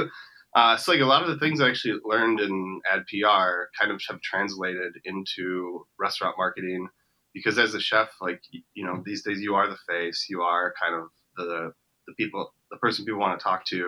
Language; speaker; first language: English; native; English